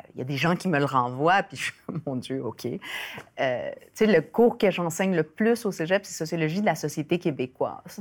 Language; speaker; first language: French; early bilingual, other home language; Spanish